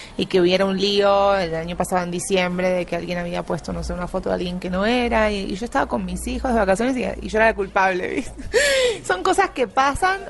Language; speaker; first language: Spanish; native; Spanish